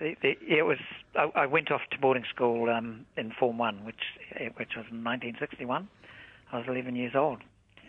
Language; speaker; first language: English; native; English